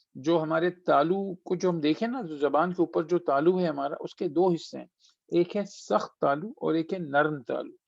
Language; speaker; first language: Urdu; native; Urdu